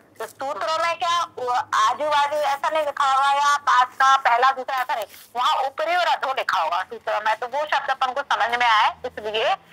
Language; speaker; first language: Hindi; native; Hindi